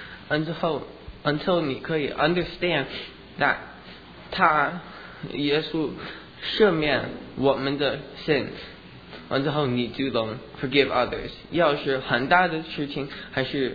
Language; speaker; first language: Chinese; early bilingual, heritage; English